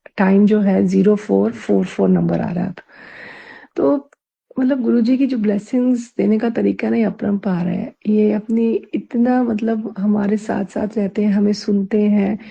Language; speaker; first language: Hindi; native; Hindi